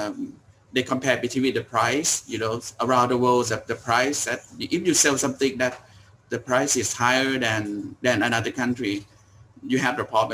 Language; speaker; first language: English; non-native, learner; Thai